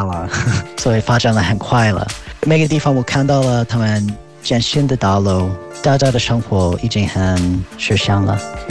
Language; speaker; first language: Chinese; non-native, fluent; English